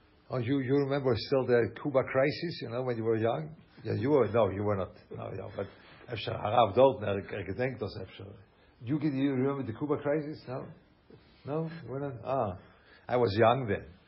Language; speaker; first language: English; non-native, fluent; German